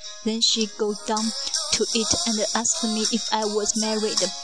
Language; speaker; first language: English; non-native, learner; Chinese